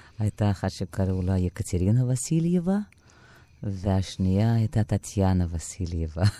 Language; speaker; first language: Hebrew; non-native, fluent; Russian